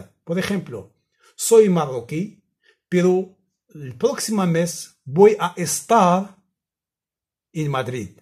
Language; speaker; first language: Spanish; non-native, fluent; Arabic